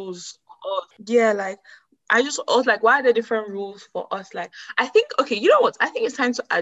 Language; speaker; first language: English; non-native, local second language; Yoruba